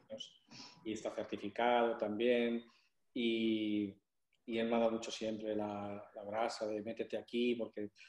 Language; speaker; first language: Spanish; native; Spanish